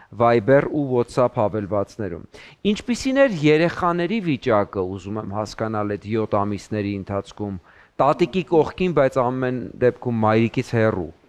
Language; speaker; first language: Armenian; native; Armenian